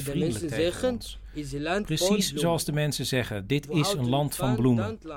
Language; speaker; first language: Dutch; non-native, learner; Arabic